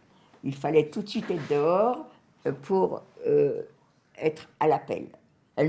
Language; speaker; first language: French; native; French